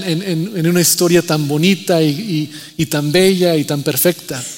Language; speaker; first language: Spanish; early bilingual, heritage; Spanish